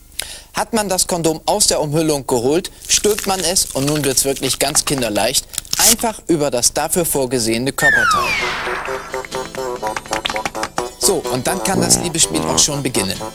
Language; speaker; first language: German; native; German